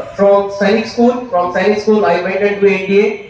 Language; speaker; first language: English; non-native, local second language; Hindi